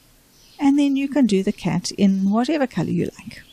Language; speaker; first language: English; native; English